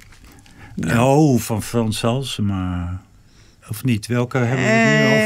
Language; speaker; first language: Dutch; native; Dutch